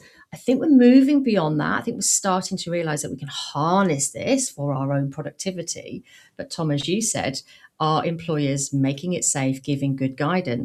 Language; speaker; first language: English; native; English